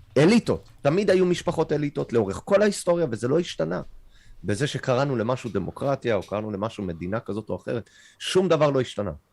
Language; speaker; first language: Hebrew; non-native, fluent; English